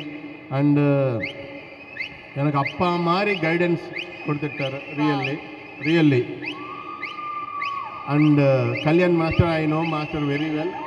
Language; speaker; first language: Tamil; non-native, learner; Telugu